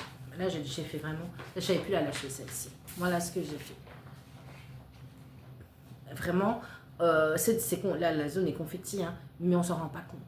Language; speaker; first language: French; native; French